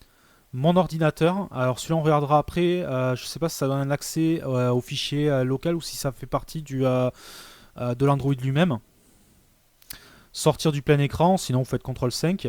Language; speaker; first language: French; native; French